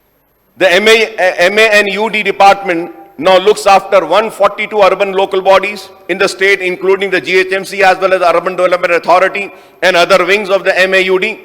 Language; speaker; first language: English; non-native, local second language; Urdu